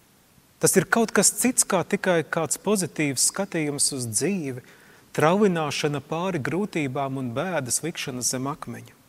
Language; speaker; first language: Latvian; native; Latvian